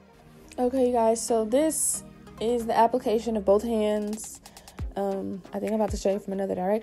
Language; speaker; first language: English; native; English